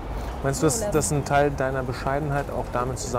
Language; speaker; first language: German; native; German